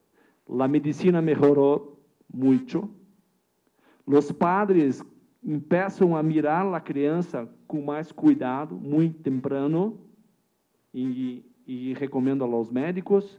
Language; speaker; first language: Spanish; non-native, learner; Portuguese